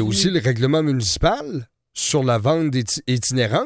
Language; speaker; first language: French; native; French